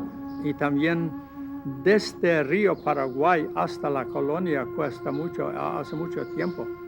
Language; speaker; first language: Spanish; non-native, learner; Plautdietsch